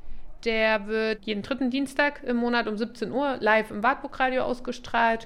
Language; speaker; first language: German; native; German